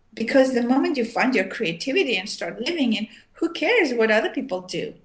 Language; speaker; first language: English; non-native, fluent; Armenian